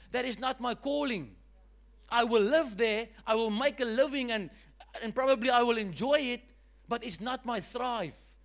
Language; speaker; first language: English; non-native, local second language; Afrikaans